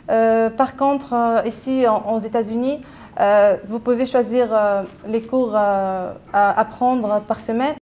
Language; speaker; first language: French; non-native, local second language; Arabic